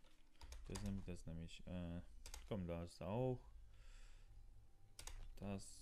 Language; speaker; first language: German; non-native, learner; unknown